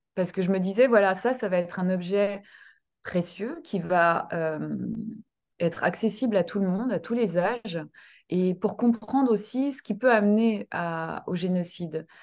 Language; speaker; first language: French; early bilingual, other home language; Kinyarwanda